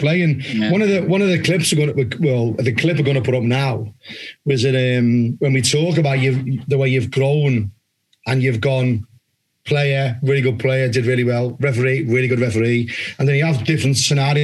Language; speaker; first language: English; native; English